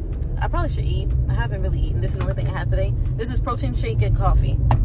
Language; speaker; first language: English; native; English